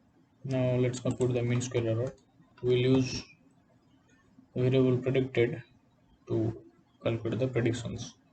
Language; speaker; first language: English; non-native, local second language; Odia